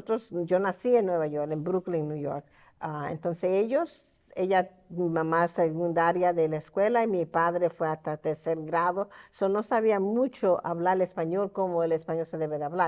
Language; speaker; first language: Spanish; early bilingual, heritage; Spanish